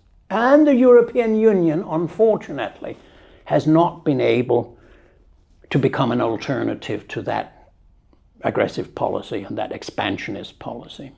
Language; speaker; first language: English; non-native, fluent; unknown